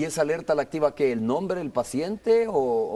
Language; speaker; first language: Spanish; native; Spanish